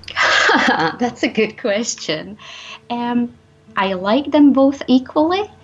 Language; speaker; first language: English; non-native, fluent; Czech